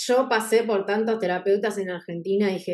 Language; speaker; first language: Spanish; native; Spanish